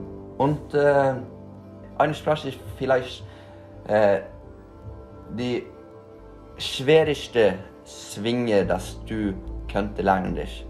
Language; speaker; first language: German; non-native, learner; Norwegian